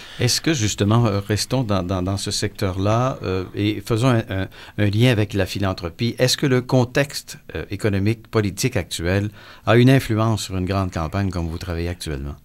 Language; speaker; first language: French; native; French